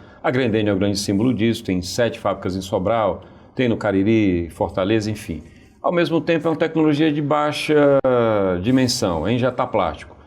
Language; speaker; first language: Portuguese; native; Portuguese